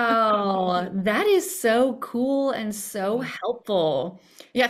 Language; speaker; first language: English; native; English